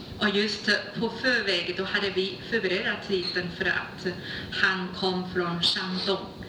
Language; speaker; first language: Swedish; non-native, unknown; Chinese